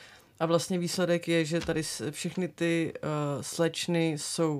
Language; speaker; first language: Czech; native; Czech